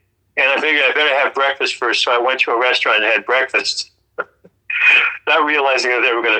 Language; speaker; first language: English; native; English